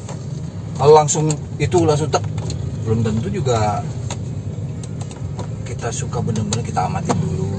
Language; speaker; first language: Indonesian; native; Indonesian